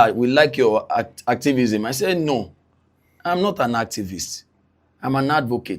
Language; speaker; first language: English; non-native, local second language; Yoruba